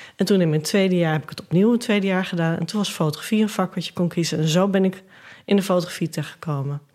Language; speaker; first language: Dutch; native; Dutch